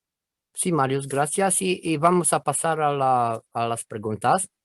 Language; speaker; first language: Spanish; non-native, learner; Romanian